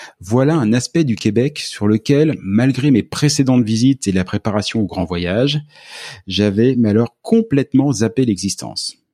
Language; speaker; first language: French; native; French